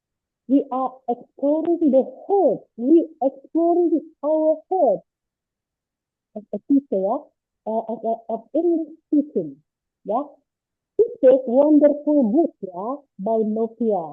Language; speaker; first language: English; non-native, learner; Indonesian